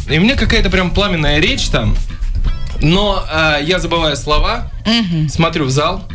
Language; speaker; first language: Russian; native; Russian